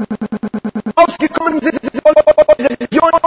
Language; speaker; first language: German; non-native, learner; Arabic